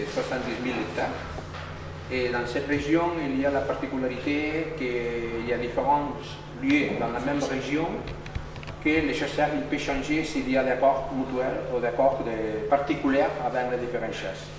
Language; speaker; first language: French; non-native, learner; Catalan